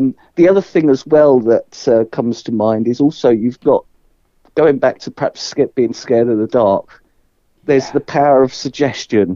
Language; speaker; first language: English; native; English